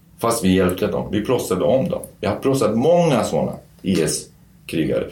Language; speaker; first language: Swedish; non-native, fluent; Kurdish